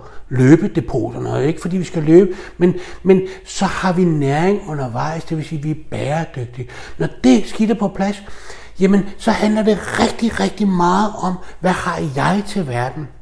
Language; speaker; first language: Danish; native; Danish